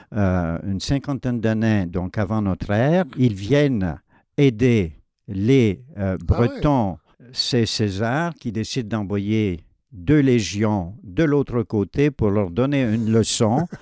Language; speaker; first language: French; native; French